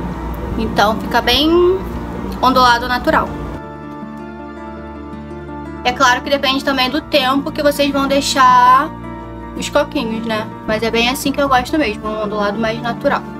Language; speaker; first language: Portuguese; native; Portuguese